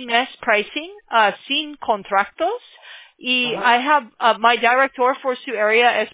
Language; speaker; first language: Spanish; non-native, learner; English